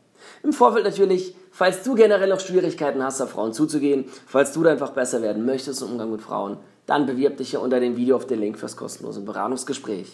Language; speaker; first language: German; native; German